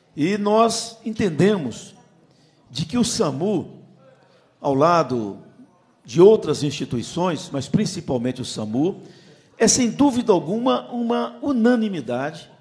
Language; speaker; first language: Portuguese; native; Portuguese